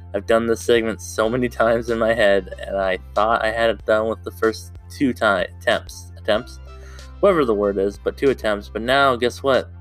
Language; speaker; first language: English; native; English